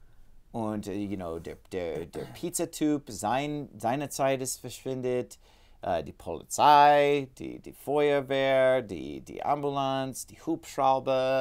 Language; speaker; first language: German; non-native, learner; English